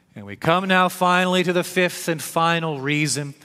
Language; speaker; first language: English; native; English